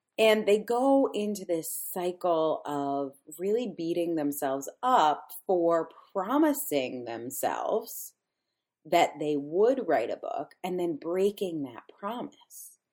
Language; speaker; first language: English; native; English